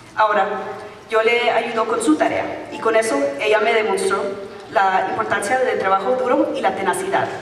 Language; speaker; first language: Spanish; early bilingual, heritage; Spanish